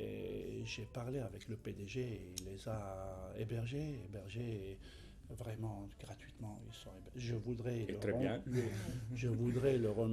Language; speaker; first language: French; non-native, fluent; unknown